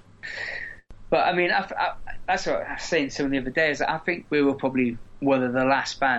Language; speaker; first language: English; native; English